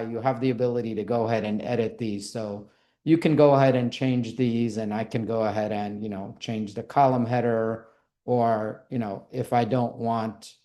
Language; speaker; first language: English; native; English